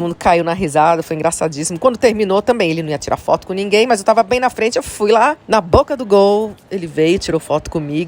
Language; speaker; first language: Portuguese; native; Portuguese